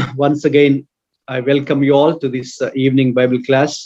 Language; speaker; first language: English; non-native, local second language; Telugu